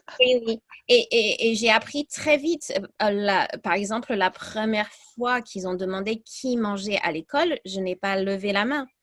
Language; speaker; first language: French; early bilingual, other home language; English